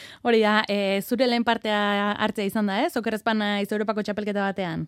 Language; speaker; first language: Basque; native; Basque